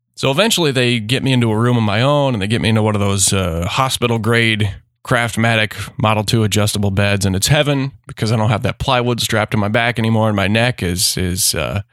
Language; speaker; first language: English; native; English